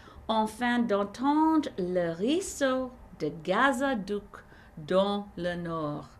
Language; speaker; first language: French; non-native, learner; English